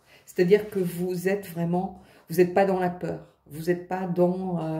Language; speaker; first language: French; native; French